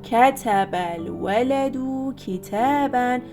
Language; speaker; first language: Arabic; non-native, fluent; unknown